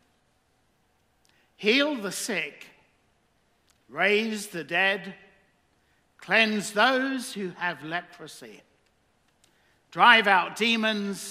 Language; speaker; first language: English; native; English